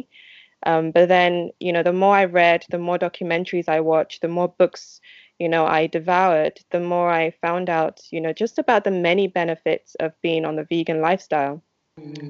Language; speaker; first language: English; non-native, local second language; Yoruba